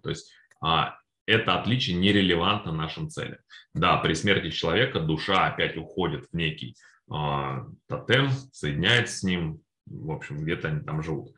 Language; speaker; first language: Russian; native; Russian